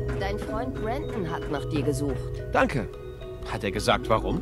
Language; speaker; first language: German; non-native, fluent; Polish